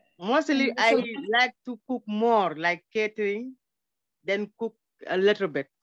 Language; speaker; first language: English; non-native, learner; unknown